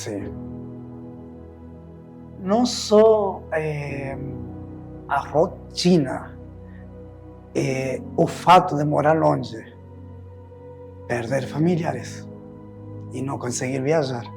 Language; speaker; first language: Portuguese; non-native, fluent; Spanish